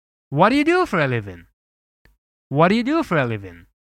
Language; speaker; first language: English; non-native, fluent; Persian